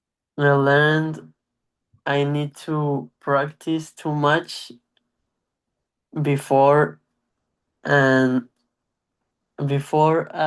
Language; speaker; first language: English; non-native, learner; Spanish